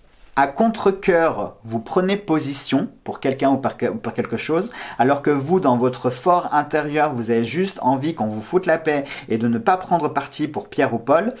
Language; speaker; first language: French; native; French